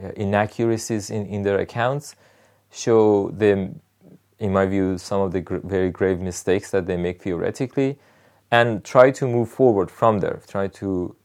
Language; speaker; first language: English; non-native, fluent; Persian